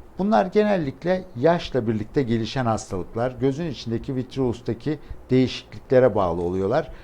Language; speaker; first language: Turkish; native; Turkish